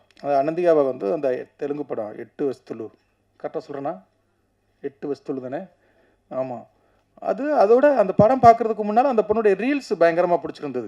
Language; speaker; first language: Tamil; native; Tamil